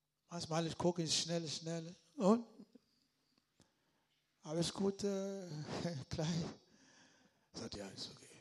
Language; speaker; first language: German; non-native, learner; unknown